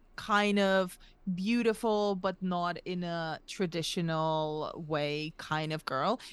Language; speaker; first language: English; early bilingual, other home language; Russian